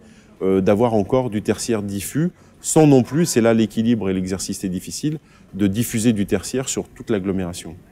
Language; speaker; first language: French; native; French